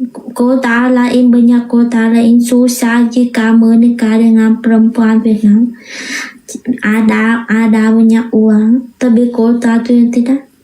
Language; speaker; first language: Indonesian; non-native, learner; Vietnamese